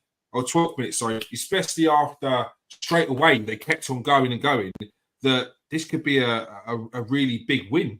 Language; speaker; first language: English; native; English